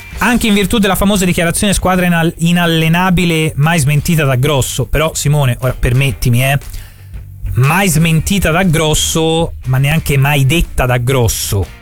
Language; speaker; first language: Italian; native; Italian